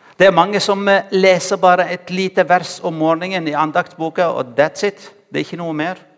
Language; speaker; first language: Norwegian; non-native, fluent; Arabic